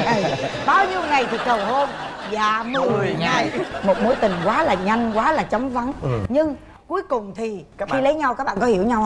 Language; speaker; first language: Vietnamese; native; Vietnamese